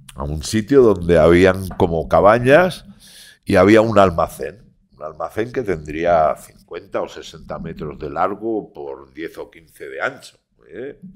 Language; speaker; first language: Spanish; native; Spanish